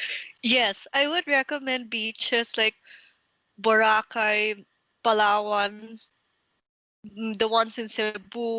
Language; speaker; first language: English; non-native, local second language; Filipino